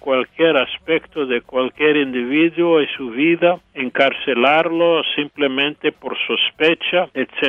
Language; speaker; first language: Spanish; non-native, fluent; English